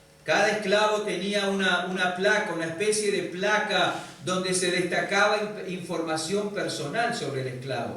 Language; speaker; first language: Spanish; native; Spanish